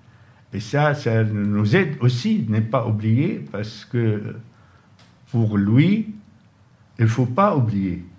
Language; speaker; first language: French; non-native, fluent; Arabic